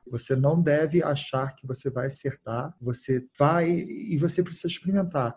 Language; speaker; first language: Portuguese; early bilingual, heritage; Portuguese